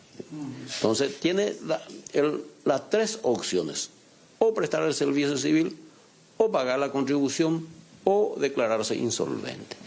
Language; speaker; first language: Spanish; native; Spanish